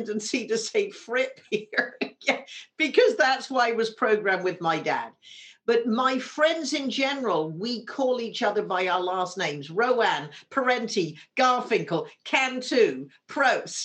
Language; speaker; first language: English; native; English